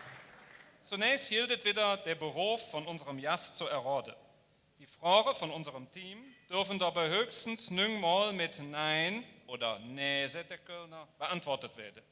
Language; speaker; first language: German; native; German